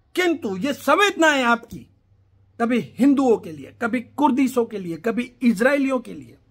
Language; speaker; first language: Hindi; non-native, local second language; Gujarati